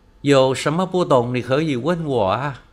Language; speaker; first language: Chinese; non-native, fluent; Vietnamese